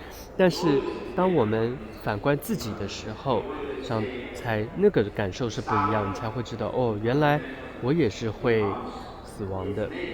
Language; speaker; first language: Chinese; native; Chinese